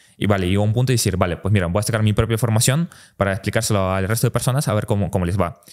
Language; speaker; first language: Spanish; early bilingual, other home language; Russian